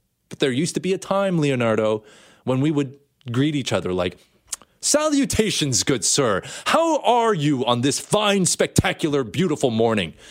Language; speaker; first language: English; native; English